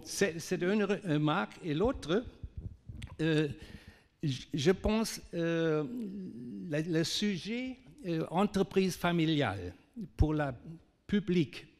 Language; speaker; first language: French; non-native, fluent; German